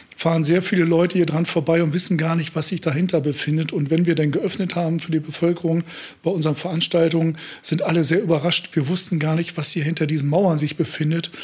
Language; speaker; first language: German; native; German